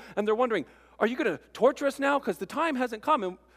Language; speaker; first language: English; native; English